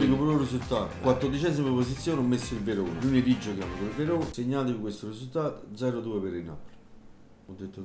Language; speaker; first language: Italian; native; Italian